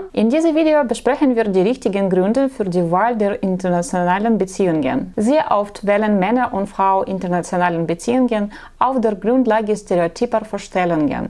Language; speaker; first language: German; non-native, learner; Russian